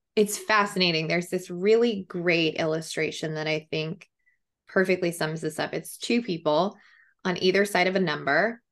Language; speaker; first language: English; native; English